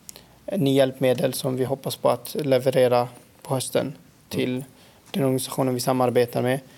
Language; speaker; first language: Swedish; non-native, fluent; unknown